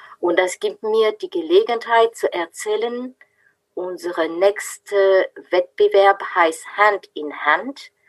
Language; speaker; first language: German; non-native, fluent; French